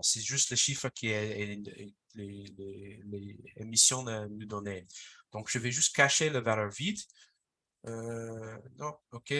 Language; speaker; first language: French; non-native, fluent; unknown